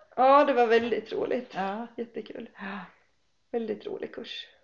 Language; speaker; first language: Swedish; native; Swedish